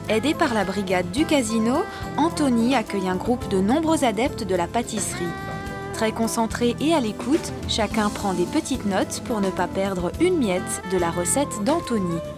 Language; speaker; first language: French; native; French